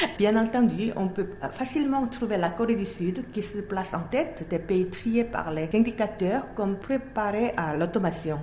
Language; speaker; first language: French; non-native, fluent; Korean